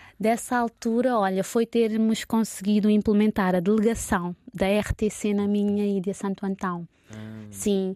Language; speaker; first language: Portuguese; non-native, local second language; Kabuverdianu